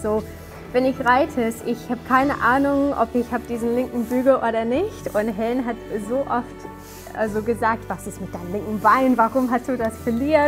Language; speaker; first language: German; non-native, learner; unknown